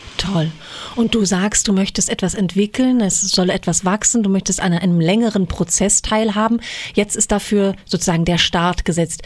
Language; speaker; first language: German; native; German